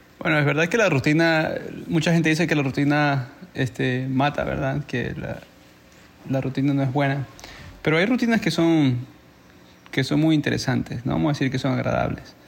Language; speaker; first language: Spanish; native; Spanish